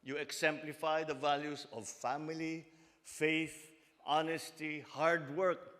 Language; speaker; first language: English; non-native, local second language; Filipino